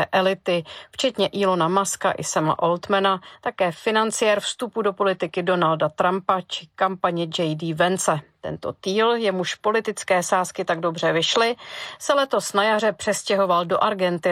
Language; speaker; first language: Czech; native; Czech